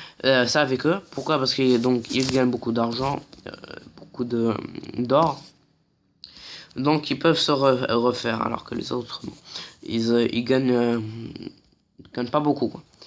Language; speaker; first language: French; native; French